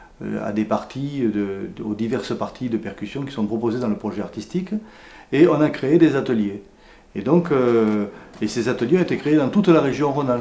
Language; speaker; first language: French; native; French